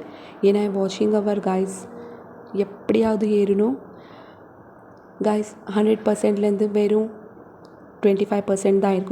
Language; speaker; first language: Tamil; non-native, local second language; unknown